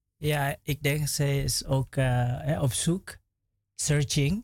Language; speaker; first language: Dutch; non-native, learner; Indonesian